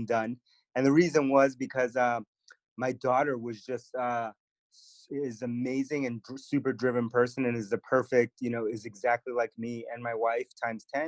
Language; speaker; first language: English; early bilingual, other home language; Spanish